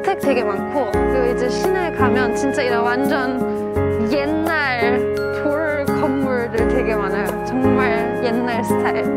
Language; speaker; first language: Korean; non-native, fluent; German